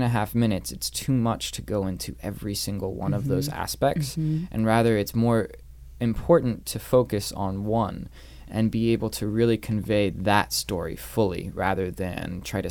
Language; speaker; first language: English; native; English